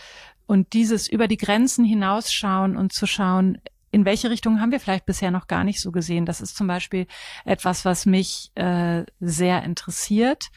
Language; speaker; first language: German; native; German